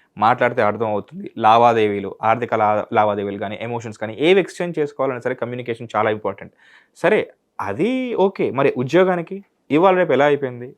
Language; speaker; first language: Telugu; native; Telugu